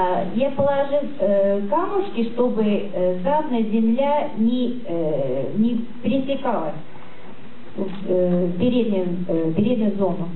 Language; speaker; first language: Russian; non-native, fluent; Japanese